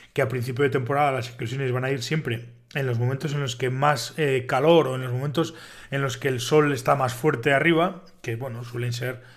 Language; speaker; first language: Spanish; native; Spanish